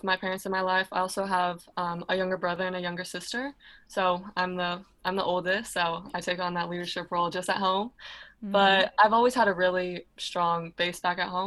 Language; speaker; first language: English; native; English